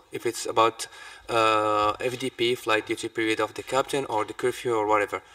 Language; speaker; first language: English; non-native, fluent; Polish